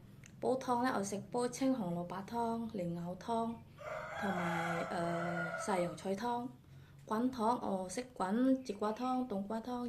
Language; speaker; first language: Cantonese; non-native, fluent; Indonesian